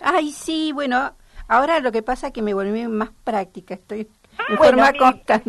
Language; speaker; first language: Spanish; native; Spanish